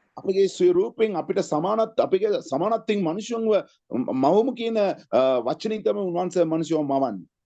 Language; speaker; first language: Sinhala; native; Sinhala